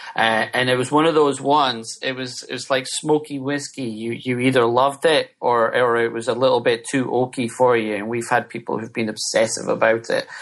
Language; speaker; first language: English; native; English